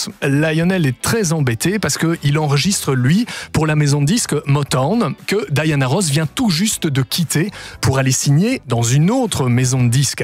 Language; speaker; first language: French; native; French